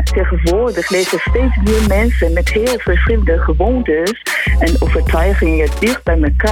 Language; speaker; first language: Dutch; non-native, fluent; Persian